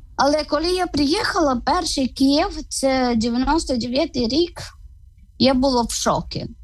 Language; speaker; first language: Ukrainian; non-native, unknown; Malayalam